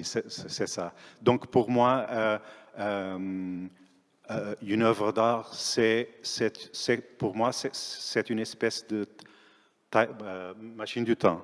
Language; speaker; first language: French; non-native, fluent; Portuguese